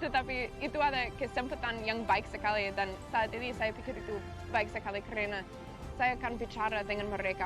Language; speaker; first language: Indonesian; non-native, learner; English